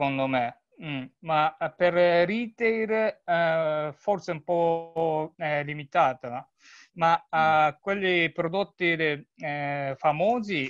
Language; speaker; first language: Italian; non-native, learner; Japanese